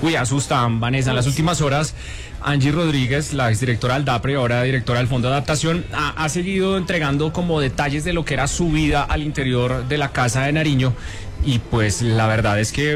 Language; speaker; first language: Spanish; native; Spanish